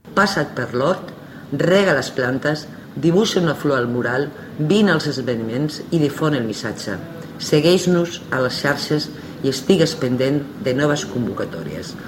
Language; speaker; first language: Catalan; native; Catalan